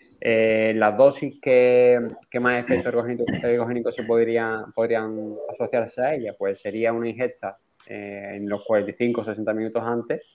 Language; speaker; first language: Spanish; native; Spanish